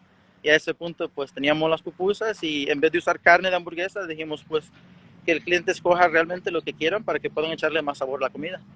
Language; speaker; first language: Spanish; early bilingual, heritage; Spanish